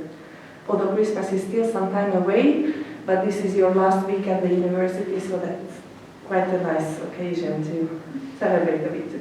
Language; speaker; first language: English; non-native, fluent; Hungarian